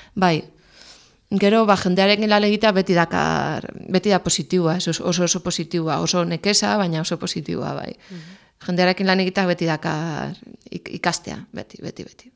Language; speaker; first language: Basque; non-native, local second language; Spanish